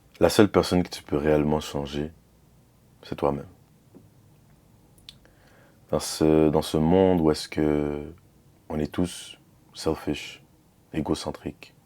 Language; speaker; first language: French; native; French